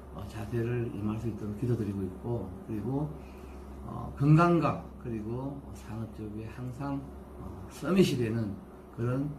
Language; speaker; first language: Korean; native; Korean